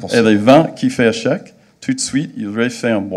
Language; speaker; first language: French; non-native, fluent; English